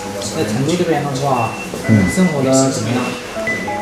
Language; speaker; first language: Chinese; native; Chinese